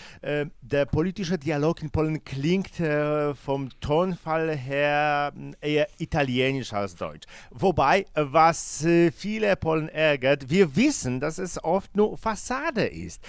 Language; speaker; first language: German; non-native, fluent; Polish